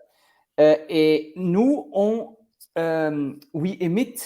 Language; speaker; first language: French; non-native, learner; Portuguese